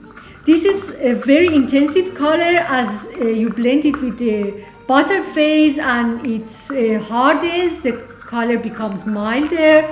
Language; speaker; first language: English; non-native, fluent; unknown